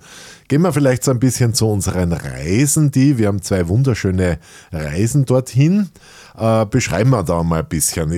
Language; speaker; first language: German; native; German